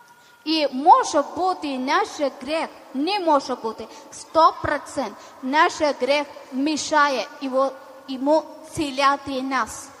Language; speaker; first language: Ukrainian; non-native, learner; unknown